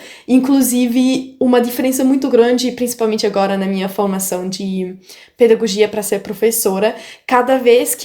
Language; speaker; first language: Portuguese; non-native, fluent; German